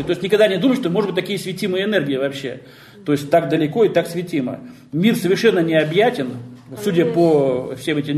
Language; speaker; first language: Russian; native; Russian